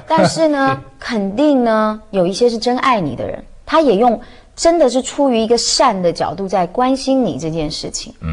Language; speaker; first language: Chinese; native; Chinese